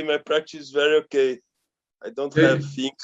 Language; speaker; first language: English; non-native, learner; Indonesian